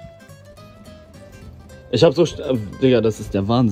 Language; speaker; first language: German; native; German